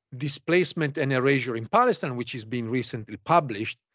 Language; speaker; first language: English; non-native, fluent; Italian